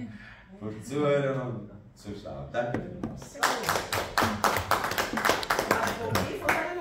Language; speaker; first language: German; non-native, learner; Kurdish